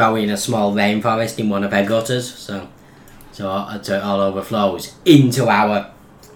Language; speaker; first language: English; native; English